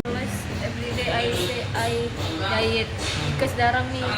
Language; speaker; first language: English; non-native, learner; Indonesian